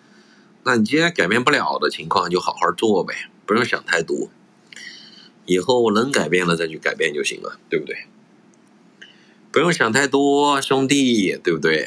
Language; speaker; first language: Chinese; native; Chinese